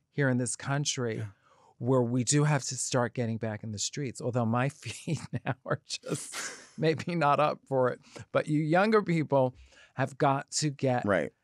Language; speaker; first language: English; native; English